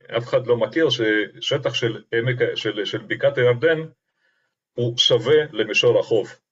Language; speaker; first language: Hebrew; non-native, fluent; Russian